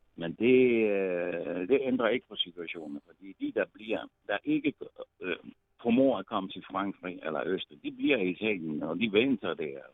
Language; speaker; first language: Danish; non-native, fluent; Italian